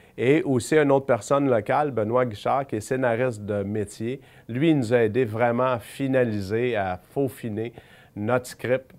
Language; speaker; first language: French; native; French